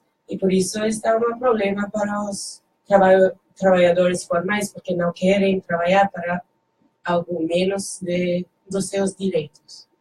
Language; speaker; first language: Portuguese; non-native, learner; Dutch